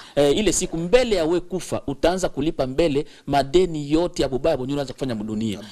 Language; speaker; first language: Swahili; native; Swahili